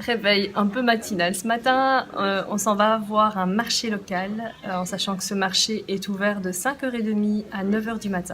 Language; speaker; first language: French; native; French